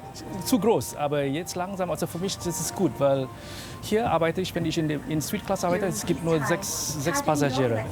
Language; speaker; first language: German; non-native, fluent; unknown